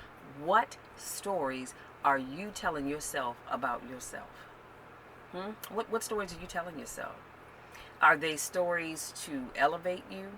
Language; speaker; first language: English; native; English